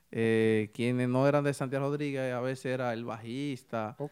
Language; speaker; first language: Spanish; native; Spanish